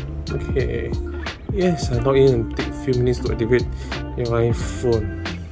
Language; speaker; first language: English; non-native, local second language; Chinese